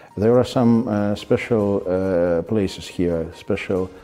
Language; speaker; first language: English; non-native, fluent; Russian